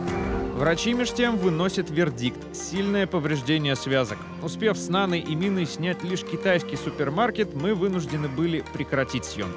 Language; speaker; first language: Russian; native; Russian